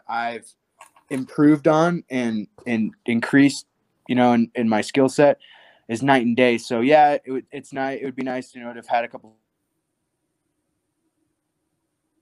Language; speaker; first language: English; native; English